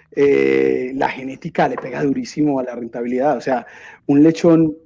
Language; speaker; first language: Spanish; native; Spanish